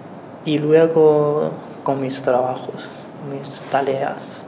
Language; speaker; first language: Spanish; non-native, learner; Chinese